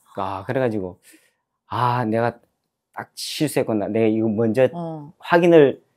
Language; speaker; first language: Korean; native; Korean